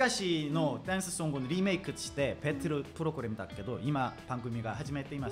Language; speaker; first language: Japanese; non-native, learner; Korean